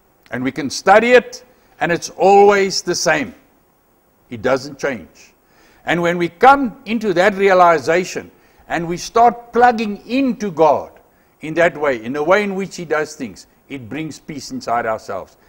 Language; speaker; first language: English; non-native, local second language; Afrikaans